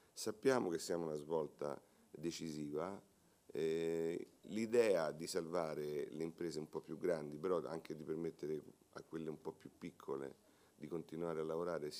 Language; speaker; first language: Italian; native; Italian